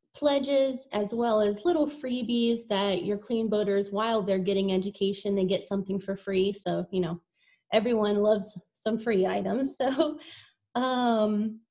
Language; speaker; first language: English; native; English